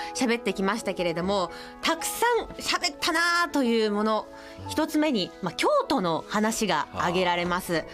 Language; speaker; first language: Japanese; native; Japanese